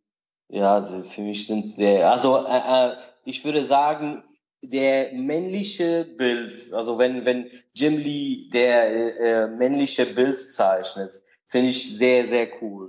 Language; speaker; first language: German; non-native, learner; Portuguese